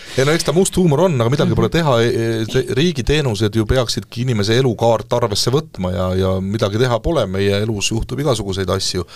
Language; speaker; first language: Estonian; native; Estonian